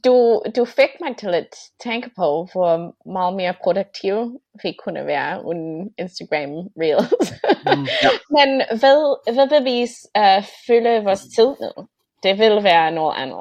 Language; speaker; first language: Danish; non-native, fluent; English